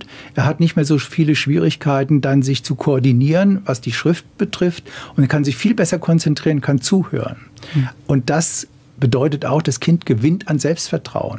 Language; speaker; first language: German; native; German